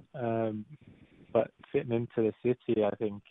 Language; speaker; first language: English; native; English